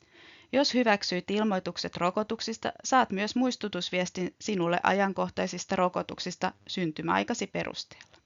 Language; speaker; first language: Finnish; native; Finnish